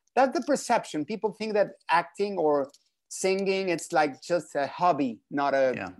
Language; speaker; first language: English; non-native, fluent; Spanish